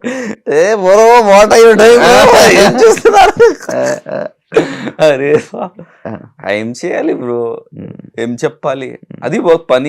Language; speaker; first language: Telugu; non-native, learner; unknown